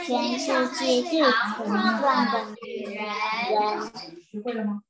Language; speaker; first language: Chinese; early bilingual, heritage; Chinese